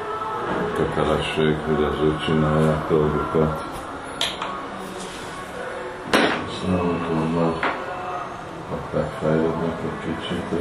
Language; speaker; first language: Hungarian; early bilingual, heritage; Hungarian